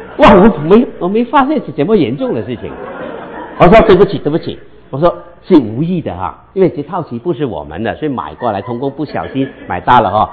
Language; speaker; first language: Chinese; non-native, local second language; Cantonese